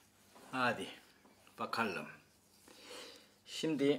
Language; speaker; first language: Turkish; non-native, fluent; Korean